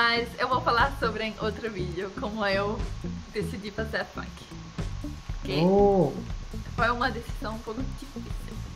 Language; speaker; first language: Portuguese; non-native, fluent; Danish